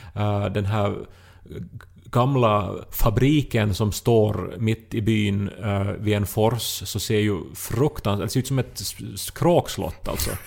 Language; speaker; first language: Swedish; native; Swedish